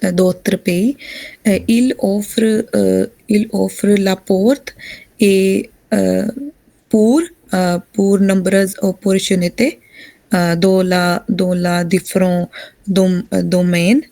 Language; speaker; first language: French; non-native, learner; Hindi